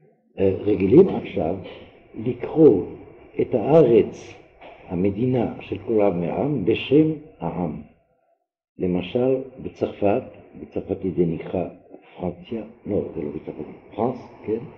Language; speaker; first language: Hebrew; non-native, fluent; French